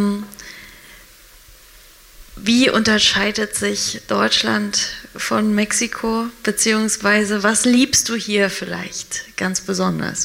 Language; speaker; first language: German; native; German